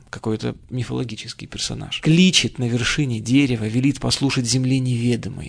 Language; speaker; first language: Russian; native; Russian